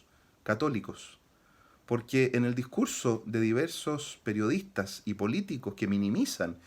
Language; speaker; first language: Spanish; native; Spanish